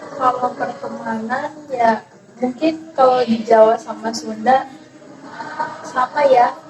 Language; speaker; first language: Indonesian; non-native, local second language; Sundanese